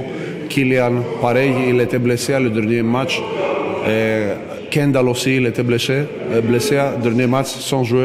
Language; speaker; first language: French; non-native, fluent; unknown